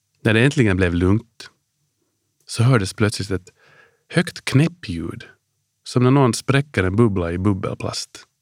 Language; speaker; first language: Swedish; native; Swedish